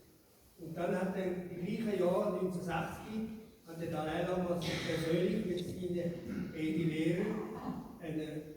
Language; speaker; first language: German; non-native, learner; Tibetan